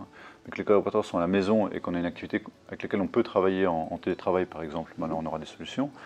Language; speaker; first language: French; native; French